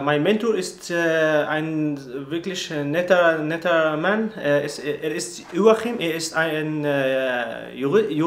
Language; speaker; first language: German; non-native, learner; Arabic